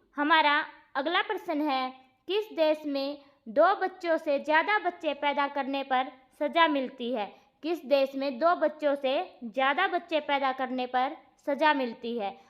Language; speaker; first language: Hindi; native; Hindi